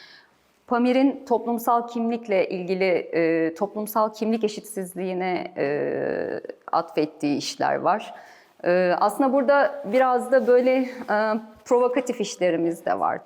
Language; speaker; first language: Turkish; native; Turkish